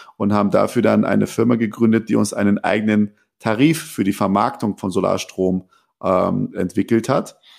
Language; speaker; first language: German; early bilingual, other home language; Persian